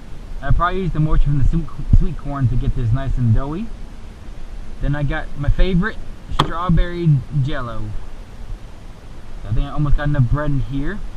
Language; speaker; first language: English; native; English